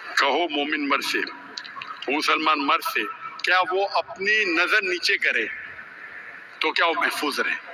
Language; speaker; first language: Urdu; non-native, local second language; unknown